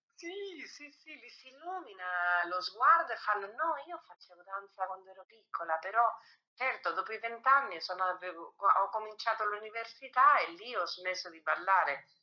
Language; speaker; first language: Italian; non-native, fluent; Spanish